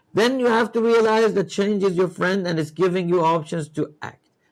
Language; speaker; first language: English; non-native, fluent; Persian